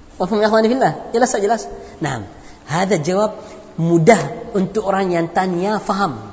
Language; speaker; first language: Indonesian; non-native, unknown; Arabic